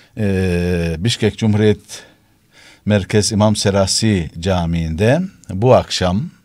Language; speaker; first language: Turkish; native; Turkish